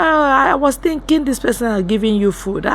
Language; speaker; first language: English; non-native, local second language; Igbo